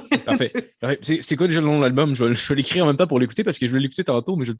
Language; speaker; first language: French; native; French